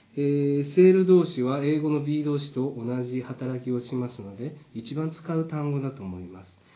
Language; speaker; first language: Japanese; native; Japanese